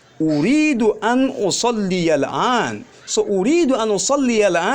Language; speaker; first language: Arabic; non-native, fluent; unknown